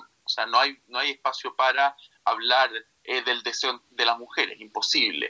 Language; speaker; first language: Spanish; native; Spanish